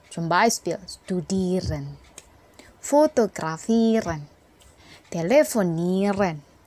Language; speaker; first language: German; non-native, fluent; Indonesian